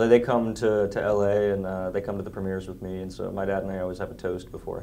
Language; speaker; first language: English; native; English